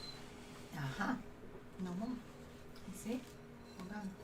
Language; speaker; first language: English; native; English